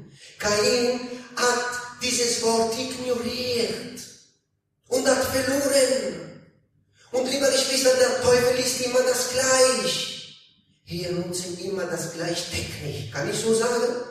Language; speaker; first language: German; non-native, learner; Italian